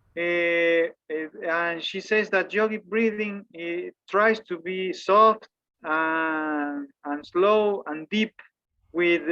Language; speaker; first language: English; non-native, fluent; Spanish